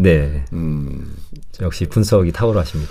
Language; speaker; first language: Korean; native; Korean